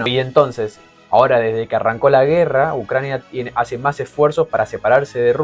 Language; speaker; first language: Spanish; native; Spanish